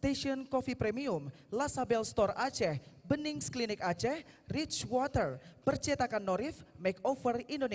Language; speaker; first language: Indonesian; native; Indonesian